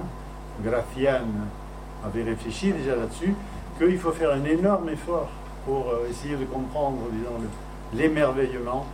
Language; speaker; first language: French; non-native, fluent; Spanish